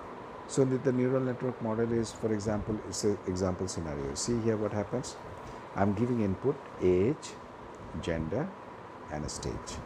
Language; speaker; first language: English; non-native, local second language; Bangla